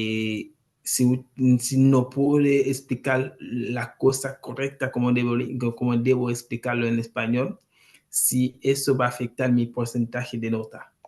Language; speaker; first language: Spanish; non-native, learner; Haitian Creole